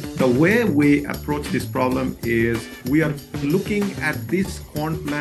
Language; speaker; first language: English; non-native, local second language; Bangla